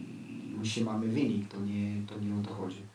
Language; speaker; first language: Polish; non-native, learner; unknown